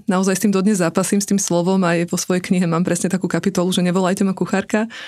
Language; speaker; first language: Slovak; native; Slovak